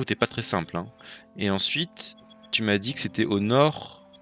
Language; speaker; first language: French; native; French